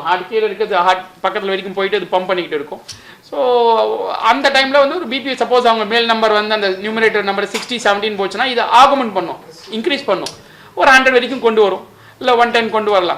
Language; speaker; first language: Tamil; native; Tamil